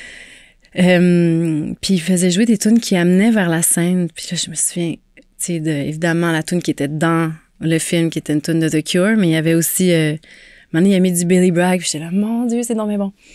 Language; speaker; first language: French; native; French